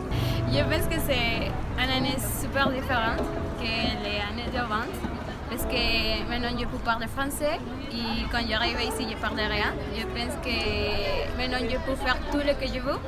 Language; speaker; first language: French; non-native, learner; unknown